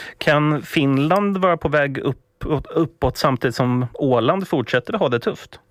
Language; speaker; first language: Swedish; native; Swedish